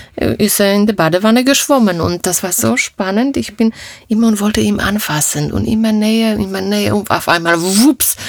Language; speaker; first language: German; non-native, fluent; Polish